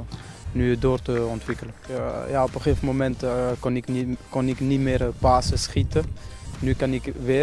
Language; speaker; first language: Dutch; non-native, fluent; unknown